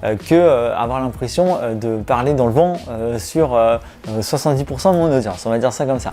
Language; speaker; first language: French; native; French